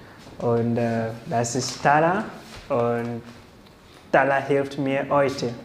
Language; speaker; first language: German; non-native, learner; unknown